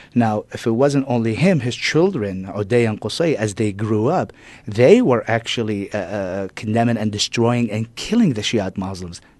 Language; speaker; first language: English; non-native, fluent; Arabic